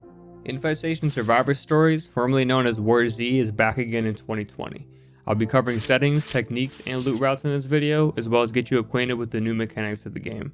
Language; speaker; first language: English; native; English